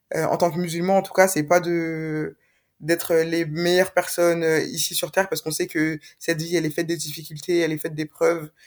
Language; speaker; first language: French; native; French